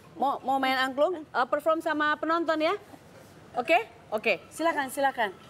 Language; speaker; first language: Indonesian; native; Indonesian